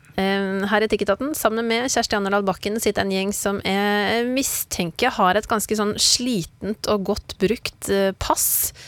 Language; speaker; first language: Norwegian; native; Norwegian